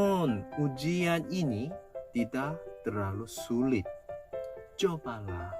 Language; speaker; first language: Indonesian; non-native, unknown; Korean